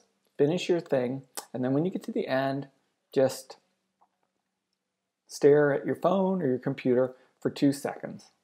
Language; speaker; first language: English; native; English